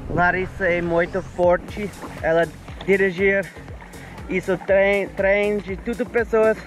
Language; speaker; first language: Portuguese; non-native, learner; English